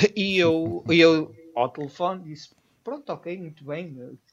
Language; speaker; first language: Portuguese; native; Portuguese